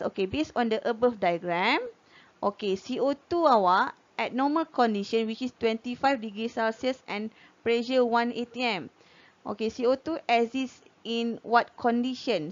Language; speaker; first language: English; non-native, local second language; Malay